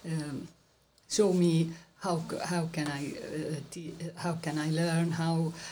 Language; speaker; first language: English; non-native, learner; Arabic